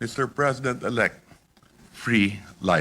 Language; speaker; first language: English; non-native, local second language; Filipino